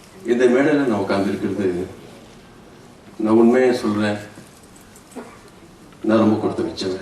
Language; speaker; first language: Tamil; non-native, fluent; Hindi